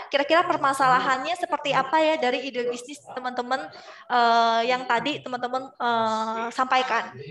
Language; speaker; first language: Indonesian; native; Indonesian